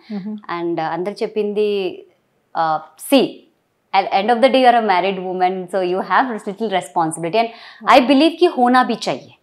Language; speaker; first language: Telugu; non-native, local second language; Hindi